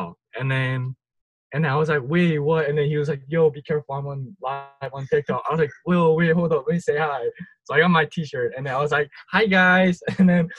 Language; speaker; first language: English; non-native, fluent; Turkish